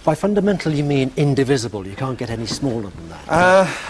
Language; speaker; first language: English; native; English